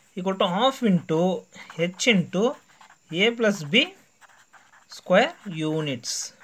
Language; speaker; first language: English; non-native, local second language; Tamil